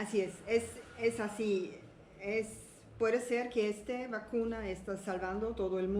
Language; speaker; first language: Spanish; non-native, learner; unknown